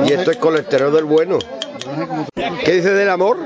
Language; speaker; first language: Spanish; native; Spanish